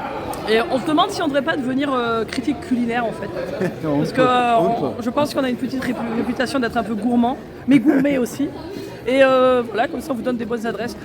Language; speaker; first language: French; native; French